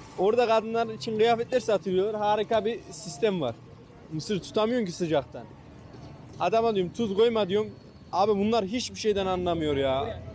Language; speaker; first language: Turkish; native; Turkish